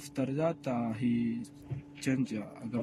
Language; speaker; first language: English; non-native, learner; Arabic